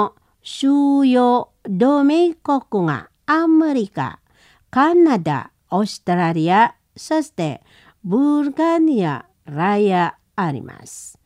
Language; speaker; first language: Japanese; non-native, learner; Indonesian